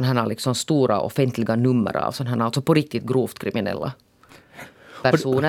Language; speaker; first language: Swedish; native; Swedish